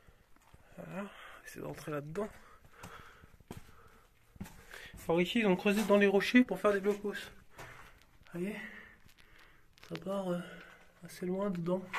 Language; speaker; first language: French; native; French